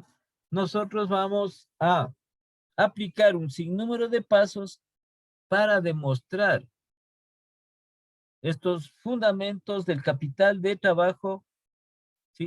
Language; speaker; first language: Spanish; native; Spanish